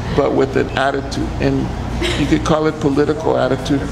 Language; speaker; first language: English; early bilingual, other home language; Spanish